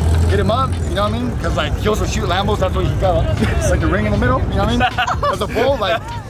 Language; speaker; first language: English; early bilingual, other home language; Spanish